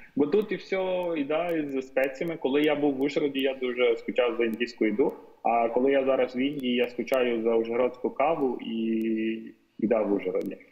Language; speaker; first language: Ukrainian; non-native, fluent; Tamil